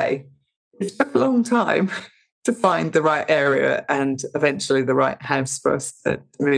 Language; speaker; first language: English; native; English